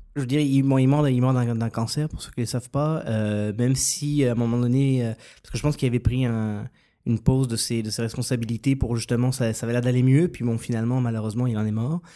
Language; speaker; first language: French; native; French